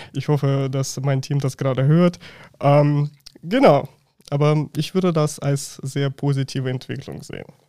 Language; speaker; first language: German; non-native, fluent; Russian